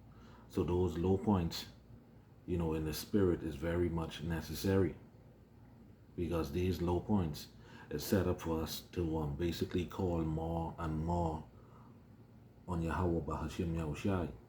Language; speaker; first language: English; native; English